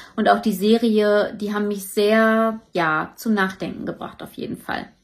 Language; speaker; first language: German; native; German